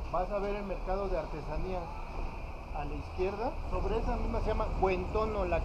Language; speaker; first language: Spanish; native; Spanish